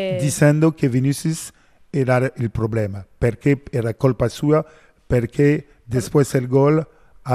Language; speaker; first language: Spanish; non-native, learner; French